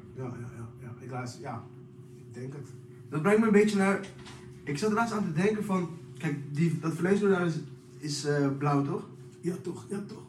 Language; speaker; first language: Dutch; native; Dutch